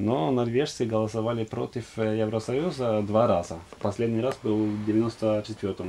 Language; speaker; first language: Russian; non-native, fluent; Norwegian